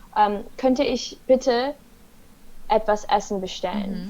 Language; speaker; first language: German; early bilingual, heritage; German